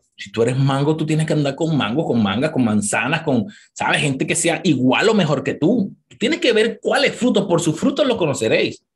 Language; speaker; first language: Spanish; native; Spanish